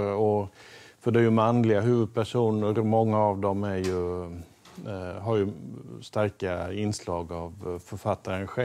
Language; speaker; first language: Swedish; native; Swedish